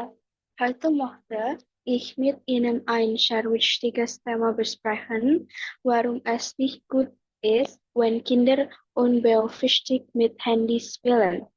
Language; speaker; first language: German; non-native, learner; Indonesian